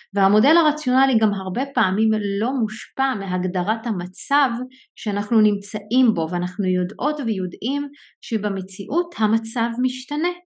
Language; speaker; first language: Hebrew; non-native, local second language; Arabic